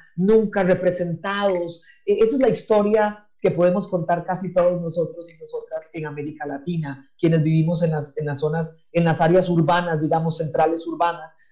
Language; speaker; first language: Spanish; non-native, local second language; English